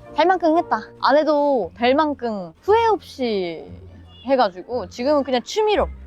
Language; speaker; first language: Korean; non-native, fluent; Japanese